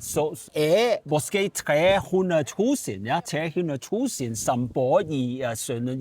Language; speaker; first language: Danish; non-native, learner; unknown